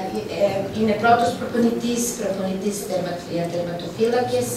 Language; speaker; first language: Greek; non-native, fluent; Serbian